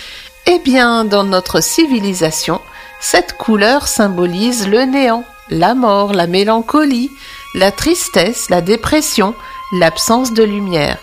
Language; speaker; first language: French; native; French